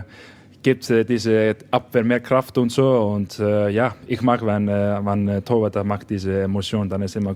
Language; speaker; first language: German; non-native, learner; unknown